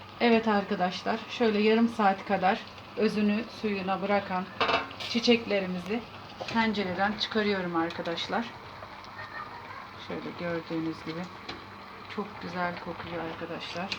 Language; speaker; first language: Turkish; native; Turkish